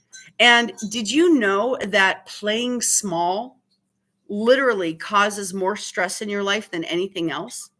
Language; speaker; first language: English; native; English